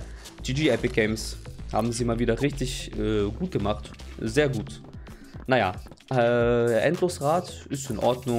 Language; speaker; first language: German; native; German